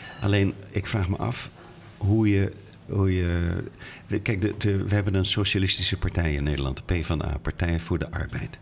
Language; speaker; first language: Dutch; native; Dutch